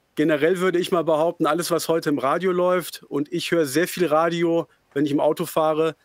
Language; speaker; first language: German; native; German